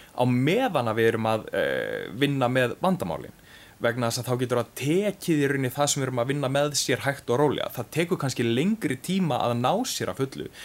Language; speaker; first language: Icelandic; native; Icelandic